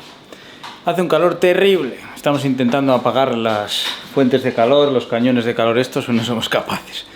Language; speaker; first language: Spanish; native; Spanish